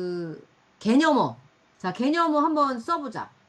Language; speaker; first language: Korean; native; Korean